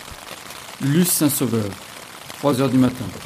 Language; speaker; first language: French; native; French